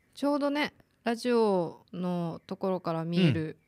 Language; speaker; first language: Japanese; native; Japanese